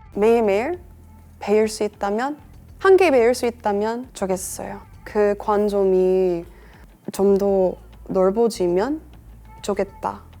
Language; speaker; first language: Korean; non-native, fluent; English